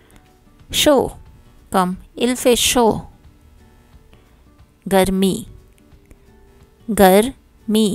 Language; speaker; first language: French; non-native, learner; Hindi